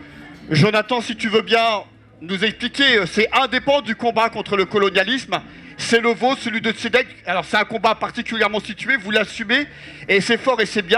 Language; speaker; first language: French; native; French